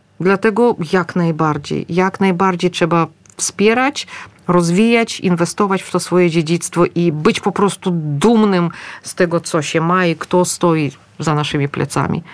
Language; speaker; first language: Polish; non-native, fluent; Russian